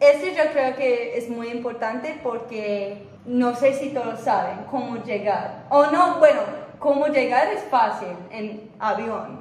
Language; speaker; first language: Spanish; non-native, fluent; English